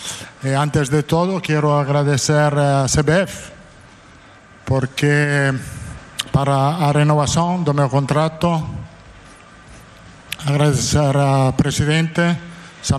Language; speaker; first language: Portuguese; non-native, fluent; Italian